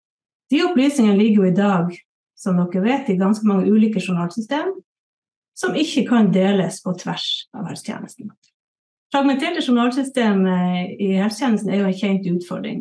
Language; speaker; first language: Norwegian; native; Norwegian